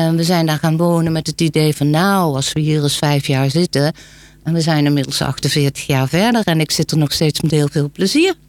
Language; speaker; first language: Dutch; native; Dutch